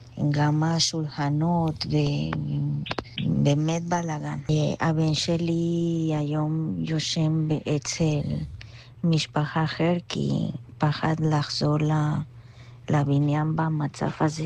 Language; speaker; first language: Hebrew; non-native, fluent; Spanish